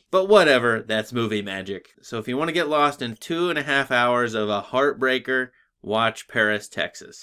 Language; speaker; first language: English; native; English